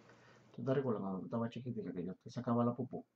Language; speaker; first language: Spanish; native; Spanish